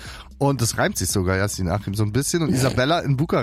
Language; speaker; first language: German; native; German